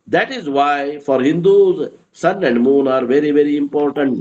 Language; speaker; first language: English; non-native, local second language; Kannada